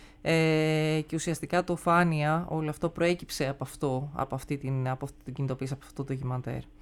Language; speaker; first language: Greek; native; Greek